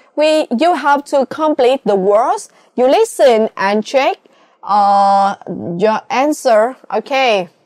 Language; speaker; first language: English; non-native, fluent; Vietnamese